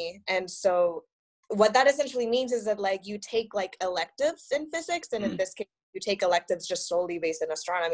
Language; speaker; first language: English; non-native, fluent; Spanish